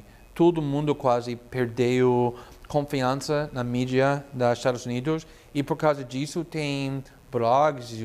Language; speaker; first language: Portuguese; non-native, fluent; English